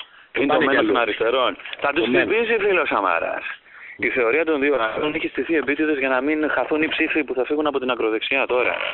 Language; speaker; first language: Greek; native; Greek